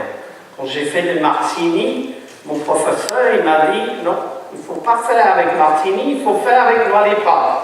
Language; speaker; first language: French; non-native, fluent; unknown